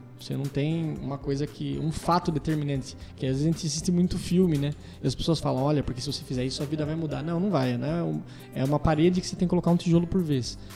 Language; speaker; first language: Portuguese; native; Portuguese